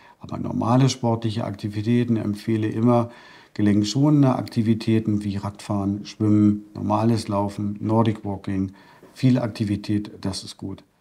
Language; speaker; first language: German; native; German